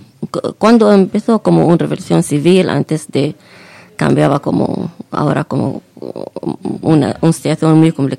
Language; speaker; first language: Spanish; non-native, fluent; Arabic